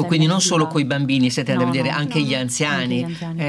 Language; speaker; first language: Italian; native; Italian